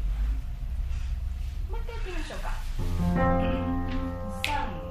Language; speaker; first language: Japanese; native; Japanese